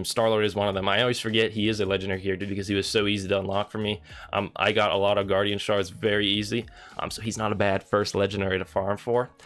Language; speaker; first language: English; native; English